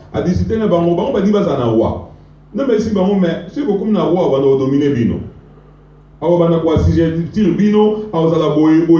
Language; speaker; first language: Lingala; non-native, local second language; Swahili